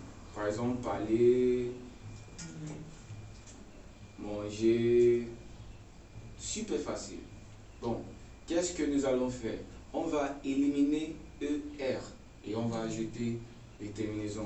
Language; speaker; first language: French; non-native, fluent; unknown